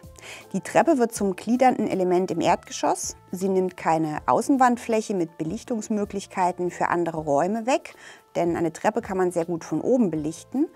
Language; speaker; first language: German; native; German